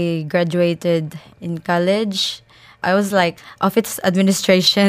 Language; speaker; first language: English; non-native, local second language; Cebuano